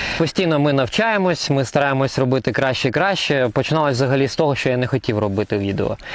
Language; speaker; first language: Ukrainian; non-native, local second language; Russian